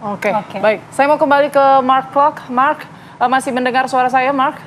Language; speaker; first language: Indonesian; native; Indonesian